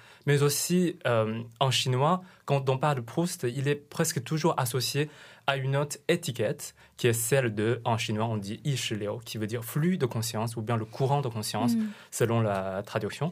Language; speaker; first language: French; non-native, fluent; Chinese